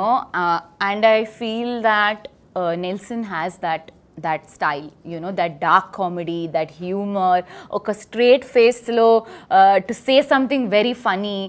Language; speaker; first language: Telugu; non-native, learner; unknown